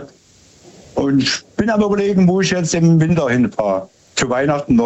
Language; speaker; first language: German; native; German